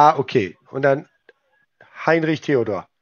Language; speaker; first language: German; native; German